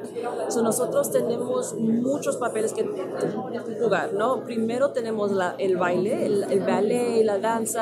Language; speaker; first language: Spanish; early bilingual, heritage; Spanish